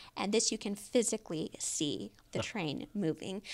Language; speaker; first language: English; native; English